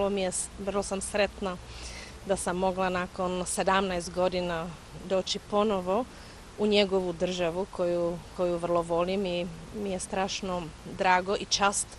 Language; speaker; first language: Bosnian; non-native, fluent; Czech